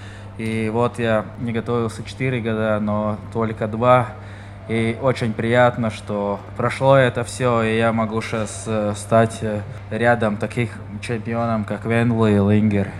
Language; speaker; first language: Russian; non-native, local second language; Latvian